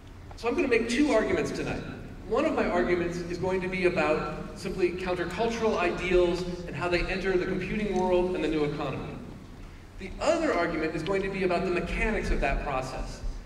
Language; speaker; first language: English; native; English